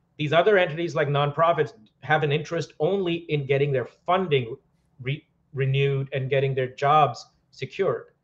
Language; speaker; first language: English; non-native, local second language; Hindi